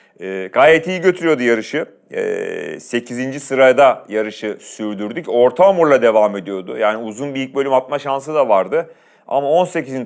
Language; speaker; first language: Turkish; native; Turkish